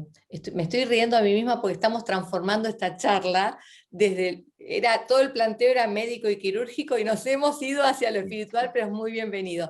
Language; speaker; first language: Spanish; native; Spanish